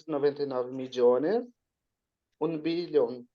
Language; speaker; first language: Spanish; non-native, learner; Portuguese